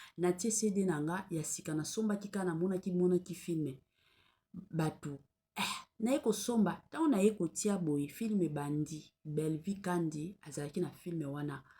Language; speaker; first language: Lingala; non-native, local second language; Swahili